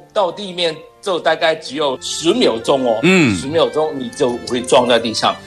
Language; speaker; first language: Chinese; non-native, local second language; Cantonese